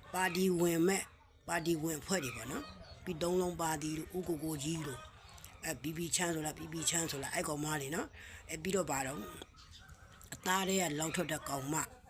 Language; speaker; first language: Burmese; native; Burmese